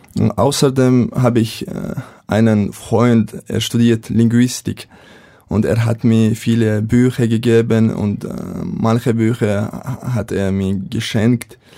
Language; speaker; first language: German; non-native, fluent; Chechen